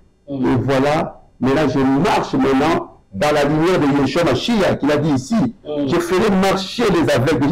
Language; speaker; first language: French; non-native, local second language; Lingala